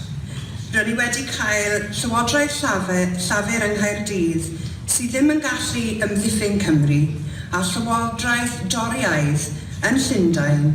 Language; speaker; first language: Welsh; non-native, local second language; English